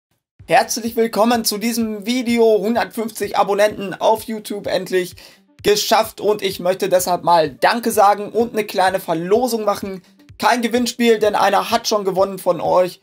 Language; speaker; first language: German; native; German